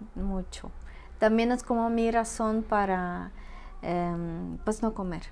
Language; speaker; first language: Spanish; non-native, fluent; Russian